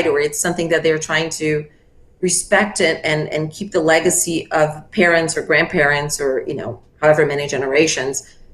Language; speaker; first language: English; non-native, fluent; Portuguese